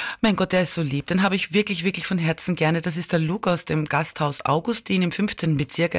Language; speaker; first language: German; native; German